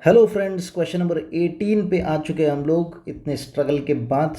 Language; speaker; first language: Hindi; non-native, local second language; Marathi